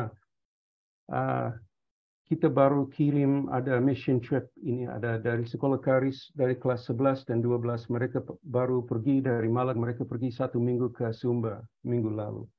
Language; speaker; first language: Indonesian; non-native, fluent; English